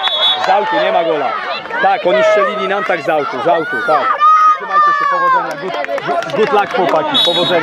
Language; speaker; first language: Polish; native; Polish